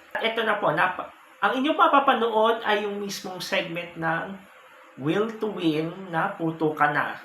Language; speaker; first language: Filipino; native; Filipino